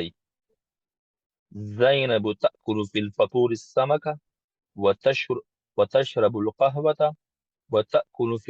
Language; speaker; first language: Arabic; non-native, learner; English